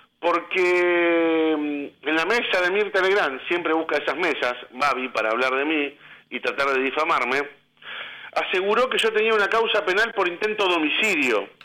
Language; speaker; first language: Spanish; native; Spanish